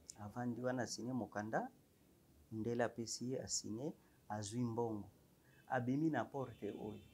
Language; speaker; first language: Lingala; non-native, local second language; Kongo